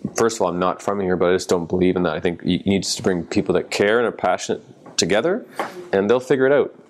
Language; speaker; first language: English; native; English